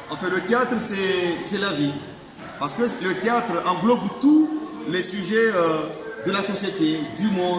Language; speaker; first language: French; non-native, local second language; Comorian